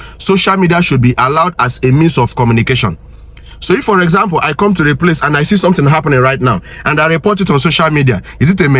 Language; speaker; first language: English; non-native, local second language; Igbo